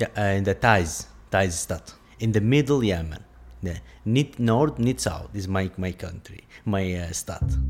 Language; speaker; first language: Dutch; non-native, learner; Arabic